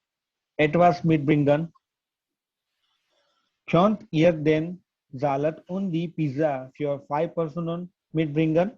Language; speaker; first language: German; non-native, learner; Gujarati